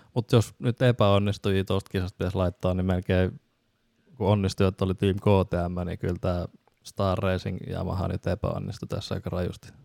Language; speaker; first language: Finnish; native; Finnish